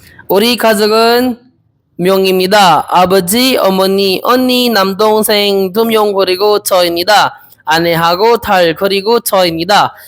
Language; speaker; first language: Korean; non-native, learner; Filipino